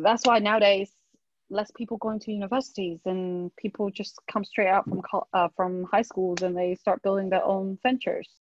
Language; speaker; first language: English; non-native, local second language; Chinese